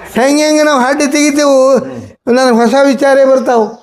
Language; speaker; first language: Kannada; native; Kannada